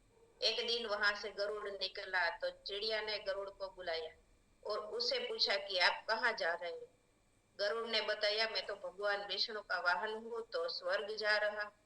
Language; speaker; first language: Hindi; native; Hindi